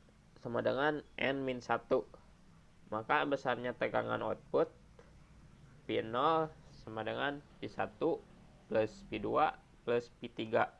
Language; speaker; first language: Indonesian; native; Indonesian